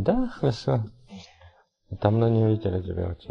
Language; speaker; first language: Russian; non-native, learner; Chinese